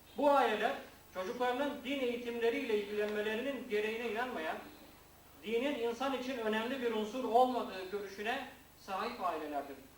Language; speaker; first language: Turkish; native; Turkish